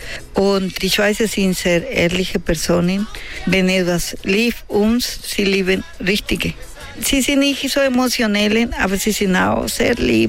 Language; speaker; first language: German; non-native, learner; Spanish